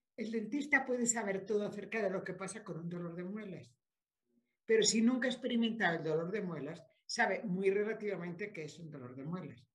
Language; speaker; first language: Spanish; native; Spanish